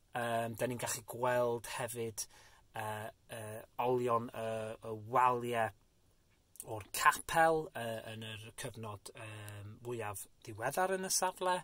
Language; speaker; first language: Welsh; native; Welsh